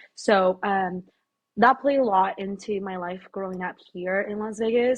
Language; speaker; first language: English; early bilingual, other home language; Spanish